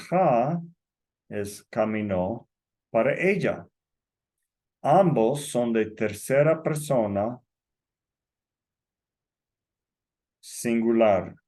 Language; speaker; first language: Spanish; non-native, fluent; English